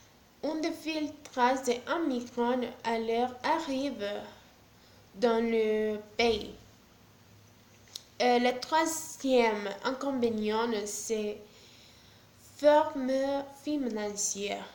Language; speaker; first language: French; non-native, learner; Spanish